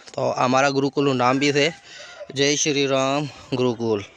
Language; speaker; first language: Urdu; non-native, local second language; Gujarati